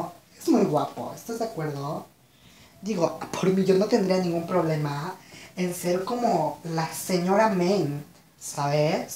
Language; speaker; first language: Spanish; native; Spanish